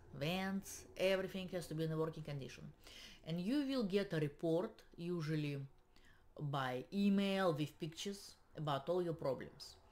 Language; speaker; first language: English; non-native, fluent; Russian